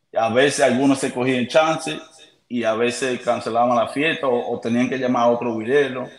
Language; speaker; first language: Spanish; early bilingual, heritage; Spanish